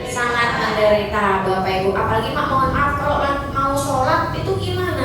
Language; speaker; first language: Indonesian; native; Indonesian